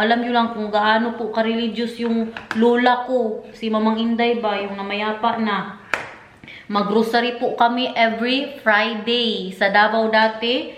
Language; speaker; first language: Filipino; non-native, local second language; Cebuano